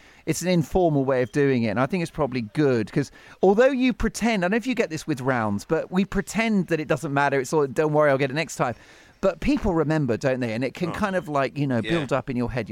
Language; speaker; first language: English; native; English